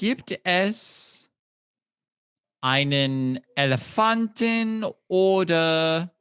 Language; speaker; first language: German; non-native, fluent; English